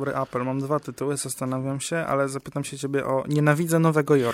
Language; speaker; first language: Polish; native; Polish